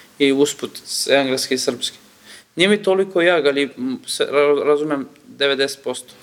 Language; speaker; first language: Serbian; non-native, learner; Kurdish